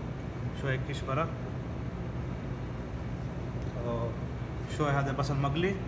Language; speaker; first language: Arabic; non-native, learner; Urdu